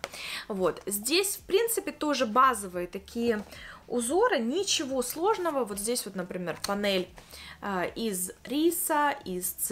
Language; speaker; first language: Russian; native; Russian